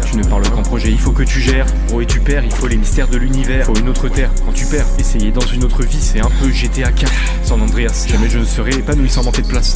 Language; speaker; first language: French; native; French